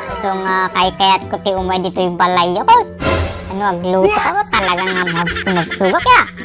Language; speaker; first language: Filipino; non-native, local second language; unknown